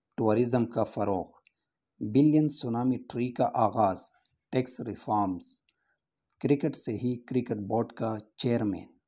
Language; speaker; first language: Urdu; non-native, local second language; Pashto